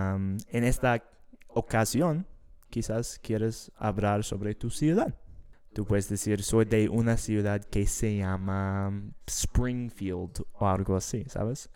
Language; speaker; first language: Spanish; non-native, fluent; English